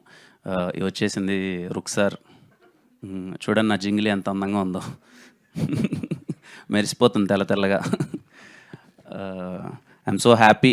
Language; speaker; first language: Telugu; native; Telugu